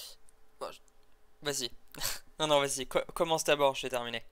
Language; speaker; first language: French; native; French